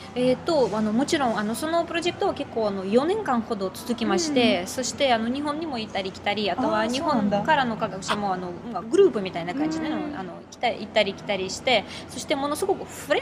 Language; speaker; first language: Japanese; non-native, fluent; Russian